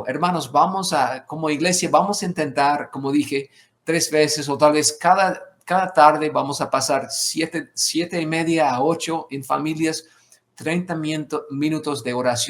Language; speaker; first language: Spanish; non-native, fluent; English